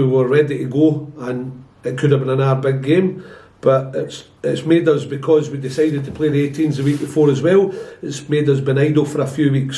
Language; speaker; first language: English; native; English